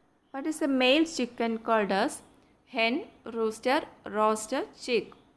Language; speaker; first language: English; non-native, local second language; Malayalam